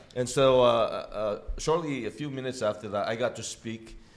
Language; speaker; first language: English; non-native, local second language; Filipino